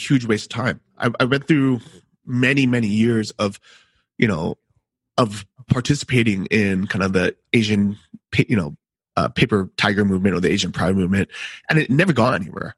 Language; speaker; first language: English; native; English